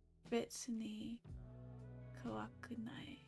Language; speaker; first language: Japanese; non-native, learner; English